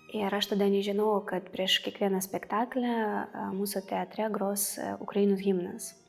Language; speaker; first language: Lithuanian; non-native, fluent; Russian